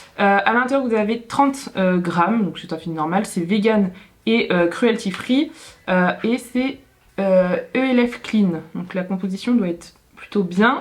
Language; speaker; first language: French; native; French